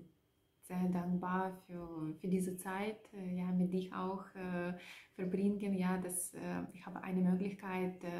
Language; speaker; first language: German; non-native, learner; Russian